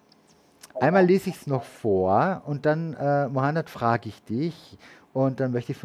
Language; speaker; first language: German; native; German